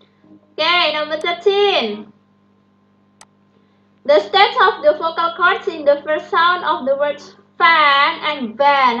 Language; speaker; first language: English; non-native, fluent; Indonesian